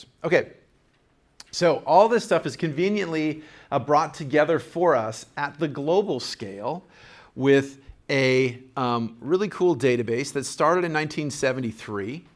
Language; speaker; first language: English; native; English